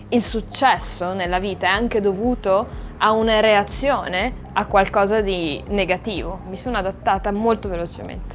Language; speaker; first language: Italian; early bilingual, other home language; Russian